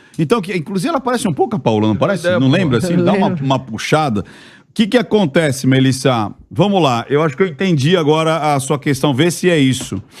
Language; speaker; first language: Portuguese; native; Portuguese